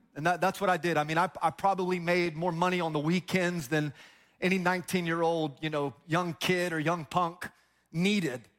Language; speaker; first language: English; native; English